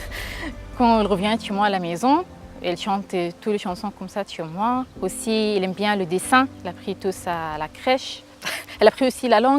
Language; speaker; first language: French; non-native, learner; Arabic